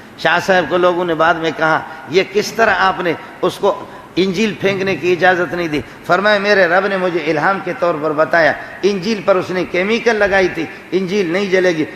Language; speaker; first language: Urdu; non-native, local second language; Baluchi